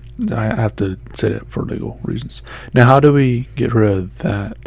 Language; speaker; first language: English; native; English